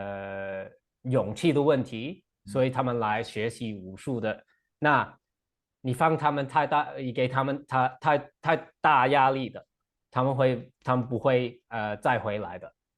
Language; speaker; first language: Chinese; non-native, fluent; English